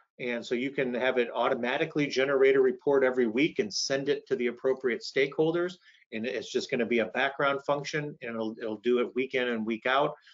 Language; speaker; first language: English; native; English